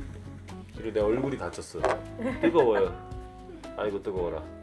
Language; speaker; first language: Korean; native; Korean